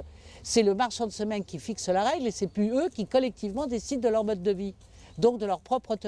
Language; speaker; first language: French; native; French